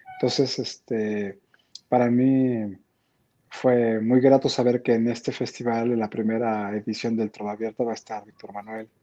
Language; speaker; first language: Spanish; native; Spanish